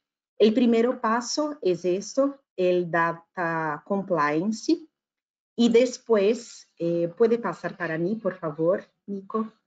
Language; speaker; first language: Spanish; non-native, fluent; Portuguese